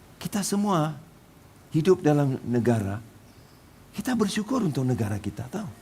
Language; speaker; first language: Malay; non-native, local second language; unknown